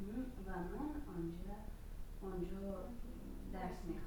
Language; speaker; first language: Tajik; non-native, fluent; Russian